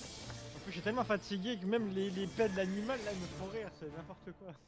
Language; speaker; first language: French; native; French